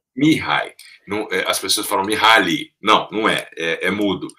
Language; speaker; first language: Portuguese; native; Portuguese